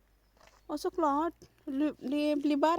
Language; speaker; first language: Swedish; non-native, learner; Filipino